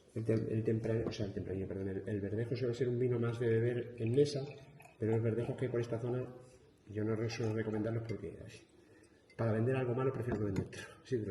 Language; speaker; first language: Spanish; native; Spanish